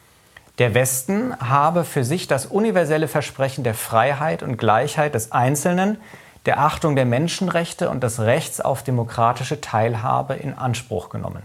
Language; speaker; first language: German; native; German